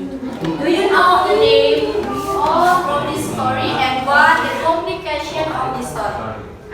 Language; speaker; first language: English; non-native, learner; Indonesian